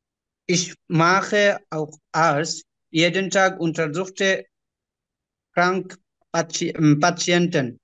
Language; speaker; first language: German; non-native, learner; Bangla